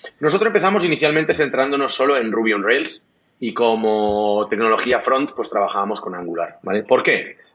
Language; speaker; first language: Spanish; non-native, local second language; Catalan